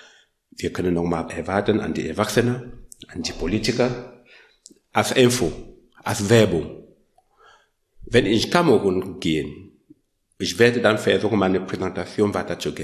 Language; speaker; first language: German; non-native, learner; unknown